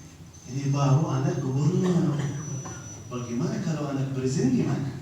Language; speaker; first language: Indonesian; non-native, fluent; Arabic